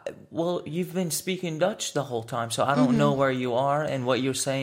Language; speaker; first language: English; native; English